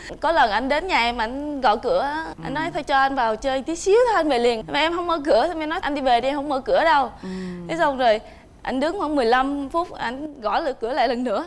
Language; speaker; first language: Vietnamese; native; Vietnamese